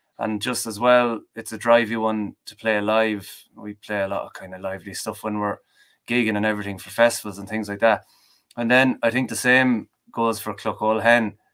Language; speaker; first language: English; native; English